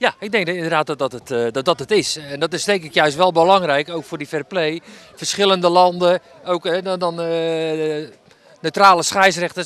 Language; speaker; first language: Dutch; native; Dutch